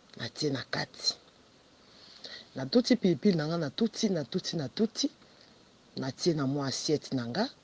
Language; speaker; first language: Lingala; native; Lingala